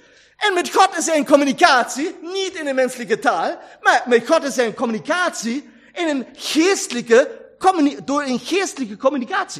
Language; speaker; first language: Dutch; non-native, fluent; German